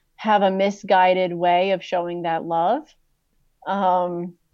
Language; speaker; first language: English; native; English